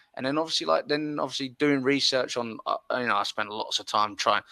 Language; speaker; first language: English; early bilingual, other home language; Spanish